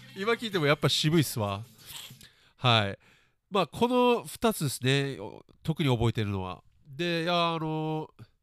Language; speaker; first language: Japanese; early bilingual, other home language; English